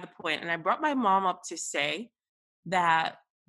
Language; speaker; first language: English; native; English